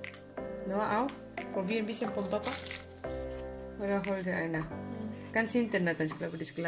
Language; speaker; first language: German; non-native, fluent; Indonesian